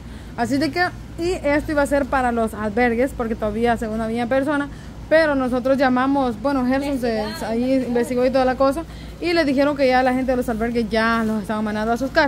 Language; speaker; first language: Spanish; native; Spanish